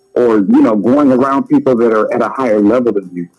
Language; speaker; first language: English; native; English